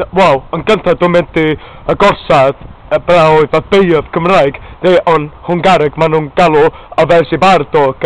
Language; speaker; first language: Welsh; non-native, learner; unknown